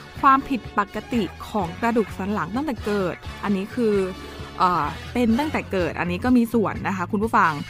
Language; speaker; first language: Thai; native; Thai